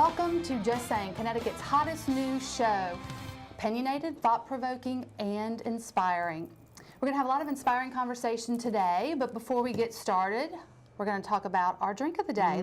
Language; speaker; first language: English; native; English